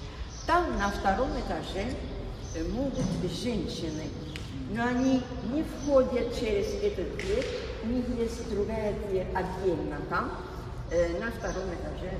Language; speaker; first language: Russian; non-native, fluent; Albanian